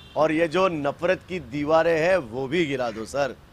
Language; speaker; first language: Hindi; native; Hindi